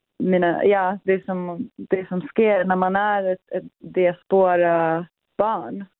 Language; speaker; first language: Swedish; early bilingual, other home language; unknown